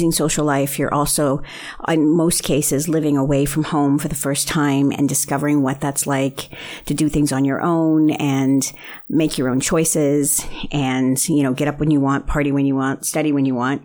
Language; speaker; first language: English; native; English